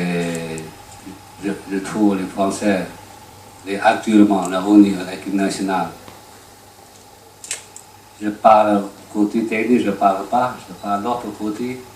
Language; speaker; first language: French; non-native, learner; Chinese